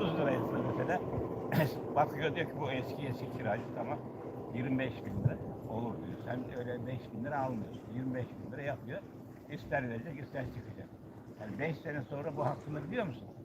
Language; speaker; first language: Turkish; native; Turkish